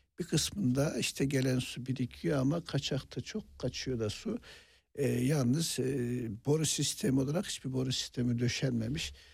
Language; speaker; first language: Turkish; native; Turkish